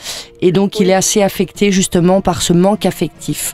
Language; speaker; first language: French; native; French